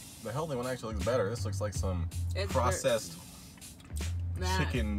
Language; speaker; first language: English; native; English